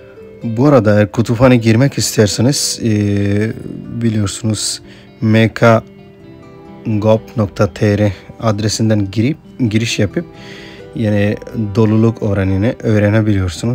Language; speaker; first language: Turkish; non-native, fluent; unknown